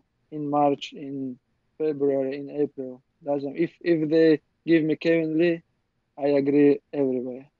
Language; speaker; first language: English; non-native, learner; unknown